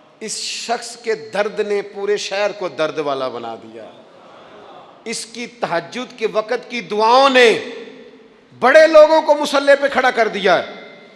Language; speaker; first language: Urdu; non-native, local second language; Punjabi